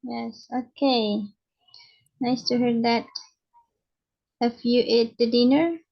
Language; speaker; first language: English; non-native, fluent; Indonesian